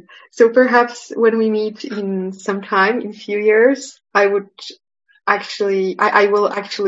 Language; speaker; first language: English; non-native, fluent; Polish